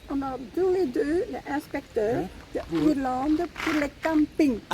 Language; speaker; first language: French; non-native, local second language; Dutch